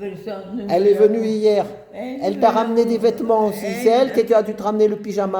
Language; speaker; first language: French; native; French